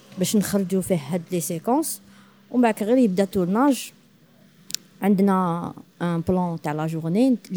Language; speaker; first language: French; non-native, local second language; Arabic